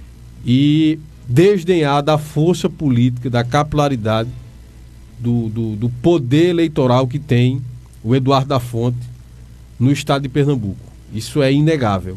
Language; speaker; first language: Portuguese; native; Portuguese